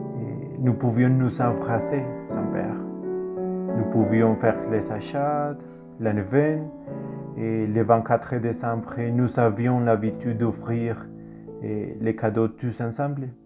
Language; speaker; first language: French; non-native, learner; Spanish